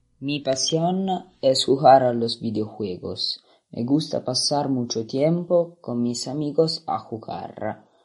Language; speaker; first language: Spanish; non-native, learner; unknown